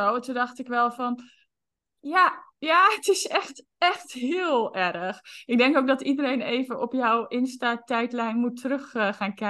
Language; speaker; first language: Dutch; native; Dutch